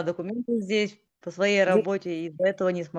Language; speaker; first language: Russian; native; Russian